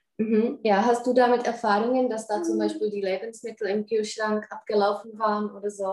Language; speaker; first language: German; non-native, fluent; Czech